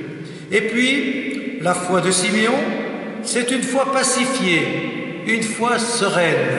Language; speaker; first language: French; native; French